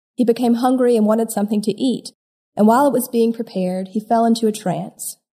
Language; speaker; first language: English; native; English